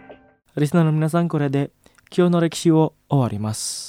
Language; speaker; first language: Japanese; non-native, fluent; Indonesian